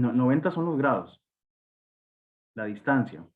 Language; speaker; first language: Spanish; native; Spanish